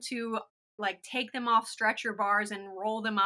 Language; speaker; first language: English; native; English